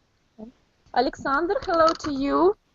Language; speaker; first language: English; non-native, fluent; Russian